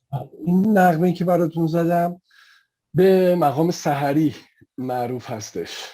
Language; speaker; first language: Persian; native; Persian